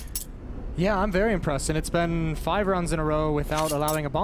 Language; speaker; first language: English; native; English